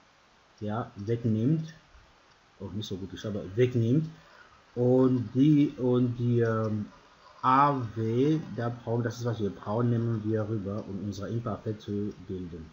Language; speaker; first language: German; non-native, fluent; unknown